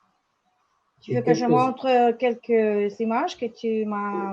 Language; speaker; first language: French; non-native, learner; Spanish